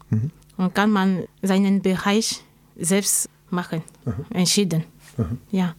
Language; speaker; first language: German; non-native, learner; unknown